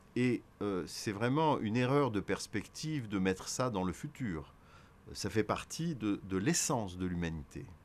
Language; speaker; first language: French; native; French